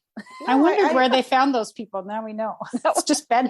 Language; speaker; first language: English; native; English